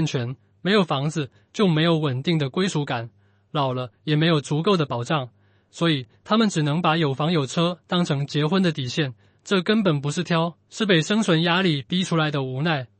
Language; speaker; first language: Chinese; native; Chinese